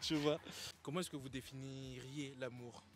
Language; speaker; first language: French; native; French